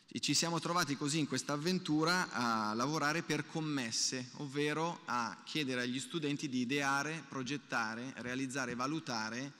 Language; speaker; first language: Italian; native; Italian